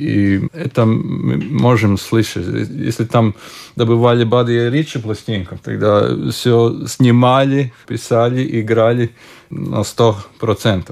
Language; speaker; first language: Russian; non-native, local second language; Latvian